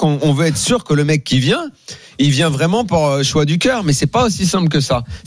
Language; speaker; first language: French; native; French